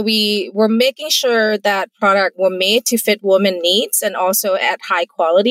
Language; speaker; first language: English; non-native, fluent; Thai